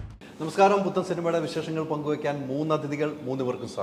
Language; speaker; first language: Malayalam; native; Malayalam